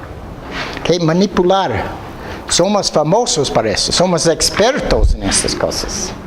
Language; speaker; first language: Spanish; non-native, fluent; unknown